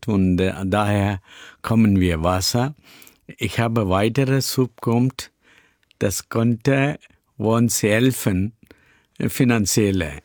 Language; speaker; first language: German; non-native, learner; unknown